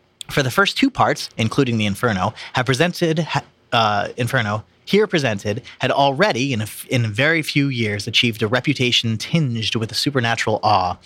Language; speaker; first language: English; native; English